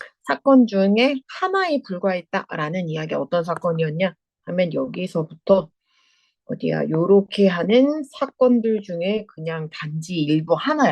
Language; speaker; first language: Korean; native; Korean